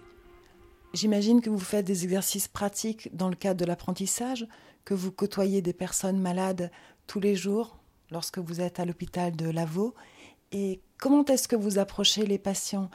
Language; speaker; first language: French; native; French